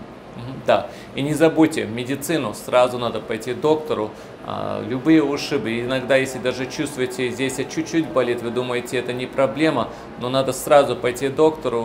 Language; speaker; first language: Russian; early bilingual, heritage; Russian